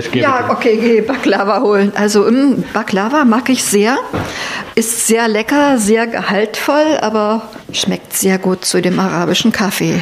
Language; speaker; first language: German; native; German